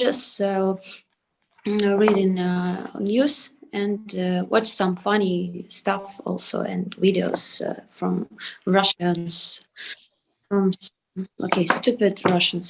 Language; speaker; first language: English; non-native, learner; Ukrainian